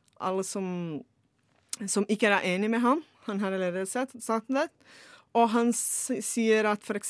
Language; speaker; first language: Norwegian; non-native, fluent; Portuguese